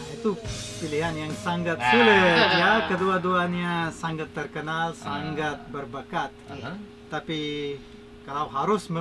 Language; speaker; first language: Indonesian; non-native, fluent; English